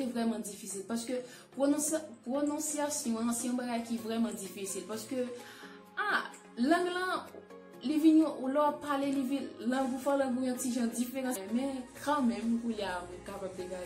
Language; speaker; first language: French; non-native, local second language; Haitian Creole